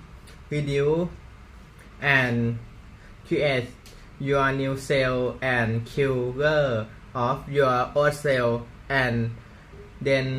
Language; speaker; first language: English; non-native, learner; Thai